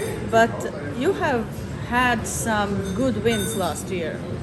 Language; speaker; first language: English; non-native, fluent; Latvian